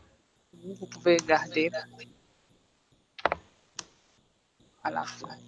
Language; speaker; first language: French; non-native, fluent; Portuguese